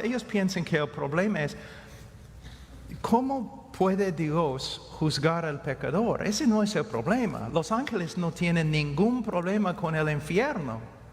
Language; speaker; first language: Spanish; non-native, fluent; English